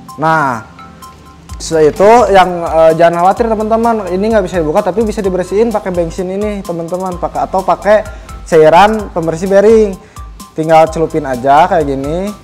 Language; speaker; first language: Indonesian; native; Indonesian